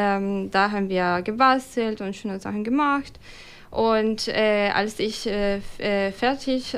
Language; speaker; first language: German; non-native, fluent; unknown